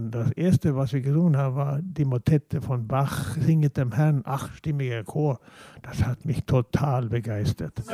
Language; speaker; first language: German; non-native, fluent; Swedish